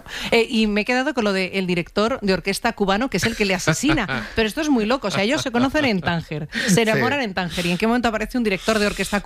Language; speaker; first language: Spanish; native; Spanish